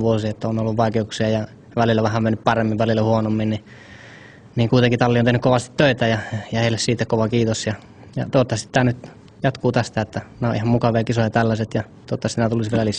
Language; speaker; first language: Finnish; native; Finnish